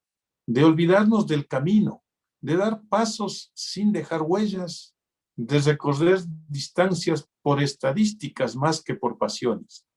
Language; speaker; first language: Spanish; native; Spanish